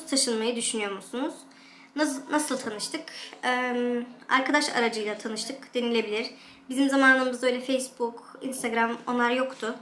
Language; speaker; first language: Turkish; early bilingual, heritage; Turkish